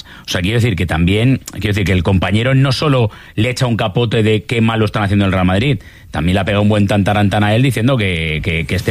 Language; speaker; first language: Spanish; native; Spanish